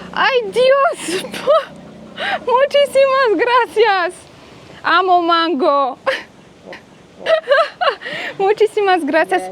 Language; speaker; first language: Spanish; non-native, fluent; Polish